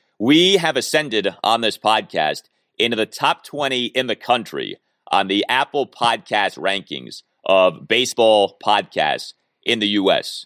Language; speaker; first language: English; native; English